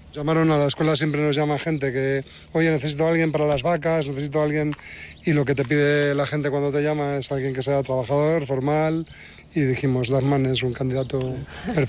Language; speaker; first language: Spanish; native; Spanish